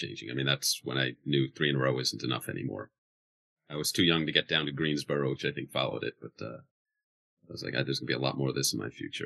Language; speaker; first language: English; native; English